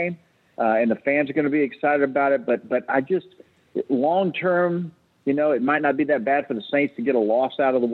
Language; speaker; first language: English; native; English